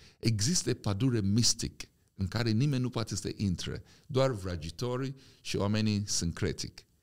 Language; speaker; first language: Romanian; non-native, fluent; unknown